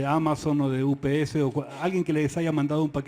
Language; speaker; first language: Spanish; native; Spanish